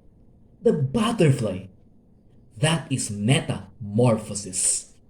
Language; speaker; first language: English; non-native, local second language; Hiligaynon